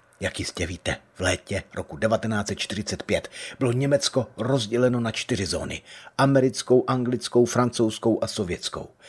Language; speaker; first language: Czech; native; Czech